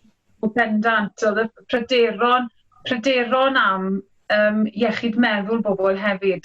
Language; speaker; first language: Welsh; native; Welsh